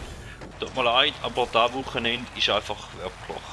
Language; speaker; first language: German; native; German